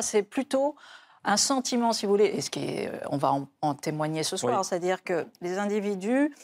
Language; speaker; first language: French; native; French